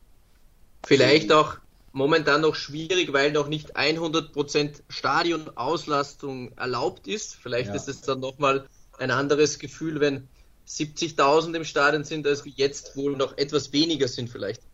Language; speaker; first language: German; native; German